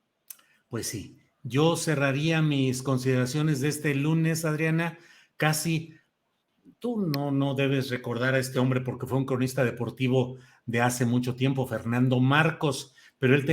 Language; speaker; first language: Spanish; native; Spanish